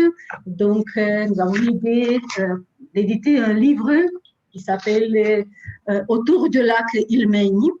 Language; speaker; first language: French; non-native, fluent; Russian